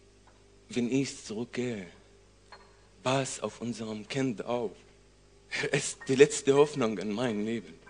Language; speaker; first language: German; non-native, learner; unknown